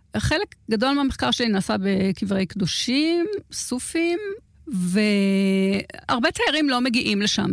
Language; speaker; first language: Hebrew; native; Hebrew